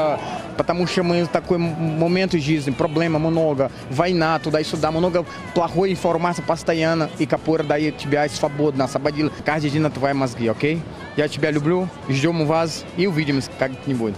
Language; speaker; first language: Russian; non-native, learner; Portuguese